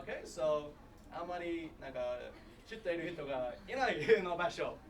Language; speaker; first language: Japanese; non-native, learner; English